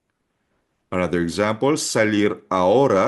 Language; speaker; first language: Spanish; non-native, fluent; Filipino